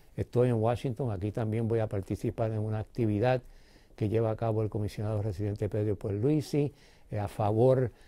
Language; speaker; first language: Spanish; early bilingual, heritage; Spanish